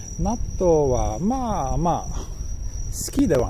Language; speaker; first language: Japanese; non-native, learner; Swedish